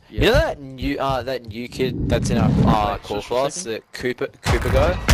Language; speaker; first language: English; native; English